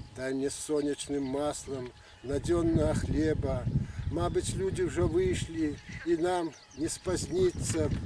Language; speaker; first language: Belarusian; native; Belarusian